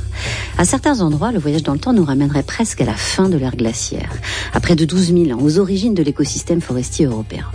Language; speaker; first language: French; native; French